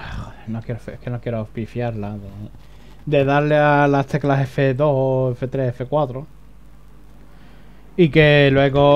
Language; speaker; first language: Spanish; native; Spanish